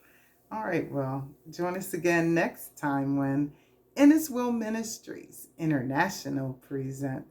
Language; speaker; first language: English; native; English